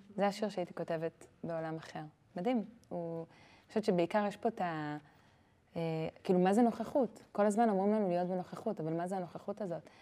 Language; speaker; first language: Hebrew; native; Hebrew